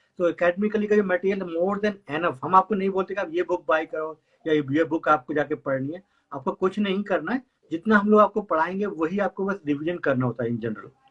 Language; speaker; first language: Hindi; native; Hindi